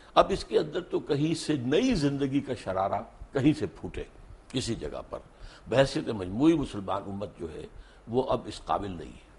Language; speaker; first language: Urdu; native; Urdu